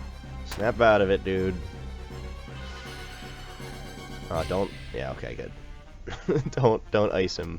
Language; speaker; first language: English; native; English